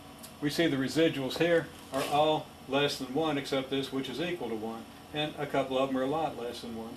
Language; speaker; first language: English; native; English